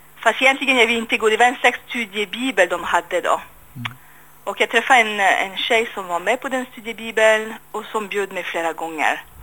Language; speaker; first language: Swedish; non-native, fluent; French